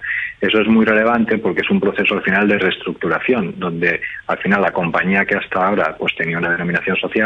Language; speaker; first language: Spanish; native; Spanish